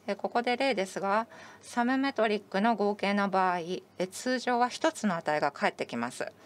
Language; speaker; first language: Japanese; non-native, fluent; English